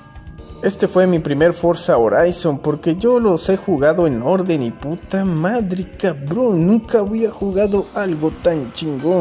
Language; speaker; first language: Spanish; native; Spanish